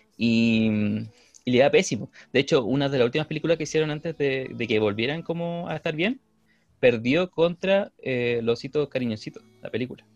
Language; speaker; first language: Spanish; native; Spanish